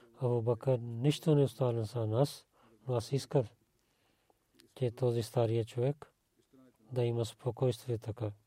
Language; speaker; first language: Bulgarian; non-native, learner; Urdu